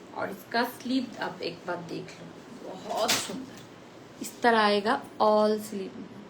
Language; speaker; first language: Hindi; non-native, local second language; Bangla